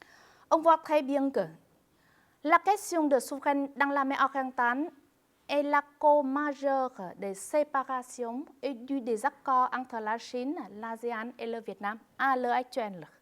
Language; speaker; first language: French; non-native, fluent; Vietnamese